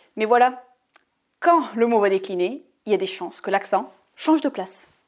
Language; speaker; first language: French; native; French